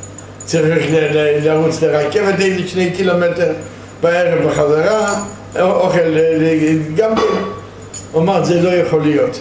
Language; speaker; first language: Hebrew; non-native, fluent; Yiddish